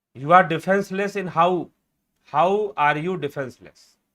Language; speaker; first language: English; non-native, local second language; Hindi